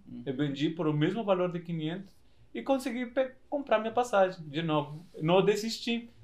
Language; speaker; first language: Portuguese; non-native, fluent; Spanish